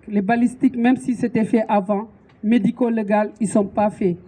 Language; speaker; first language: French; non-native, local second language; Wolof